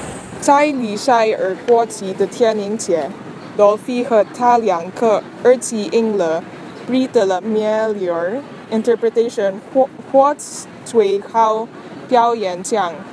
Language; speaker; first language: Chinese; non-native, learner; Filipino